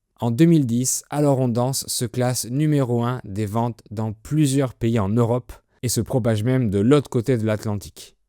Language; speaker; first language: French; native; French